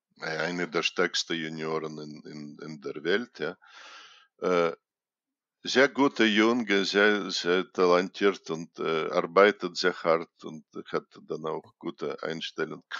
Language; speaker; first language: German; non-native, fluent; Russian